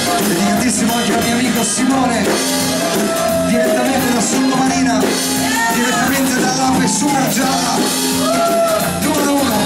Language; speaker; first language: Italian; native; Italian